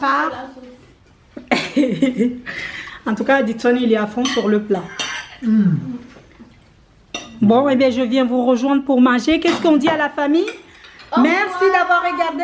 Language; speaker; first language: French; native; French